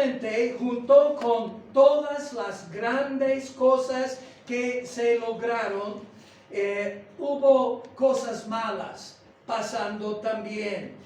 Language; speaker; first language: Spanish; non-native, fluent; English